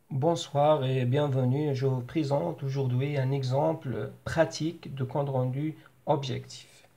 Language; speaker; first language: French; non-native, local second language; Arabic